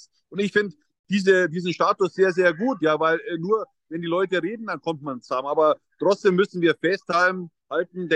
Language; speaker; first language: German; native; German